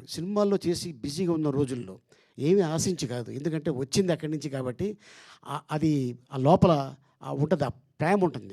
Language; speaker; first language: Telugu; native; Telugu